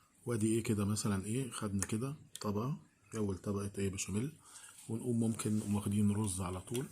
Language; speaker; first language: Arabic; native; Arabic